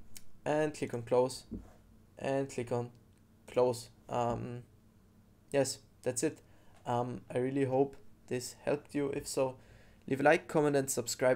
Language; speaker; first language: English; non-native, fluent; German